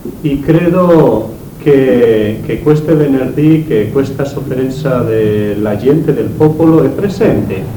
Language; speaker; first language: Italian; non-native, learner; Spanish